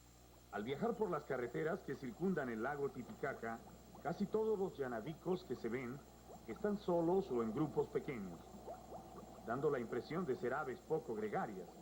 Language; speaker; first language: Spanish; native; Spanish